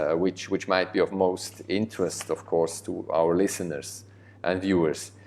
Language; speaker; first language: English; non-native, fluent; German